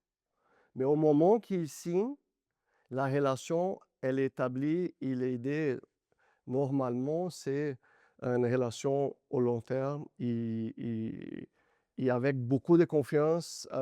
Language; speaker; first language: French; non-native, learner; Portuguese